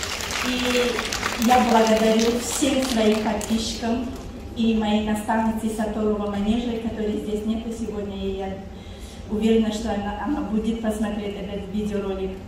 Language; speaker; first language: Russian; non-native, fluent; Tajik